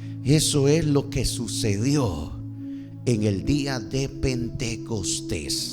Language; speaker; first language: Spanish; native; Spanish